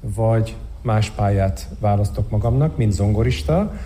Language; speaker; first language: Hungarian; non-native, fluent; Turkish